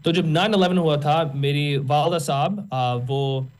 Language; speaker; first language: Urdu; native; Urdu